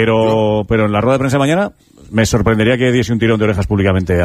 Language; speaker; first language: Spanish; native; Spanish